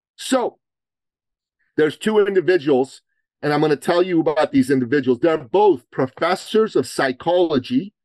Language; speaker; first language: English; early bilingual, other home language; Persian